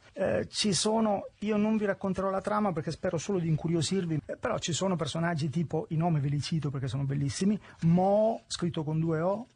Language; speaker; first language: Italian; native; Italian